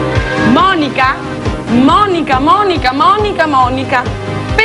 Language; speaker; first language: Italian; native; Italian